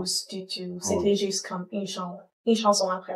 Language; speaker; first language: French; non-native, learner; English